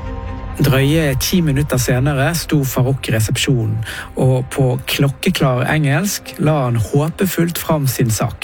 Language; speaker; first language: Norwegian; native; Norwegian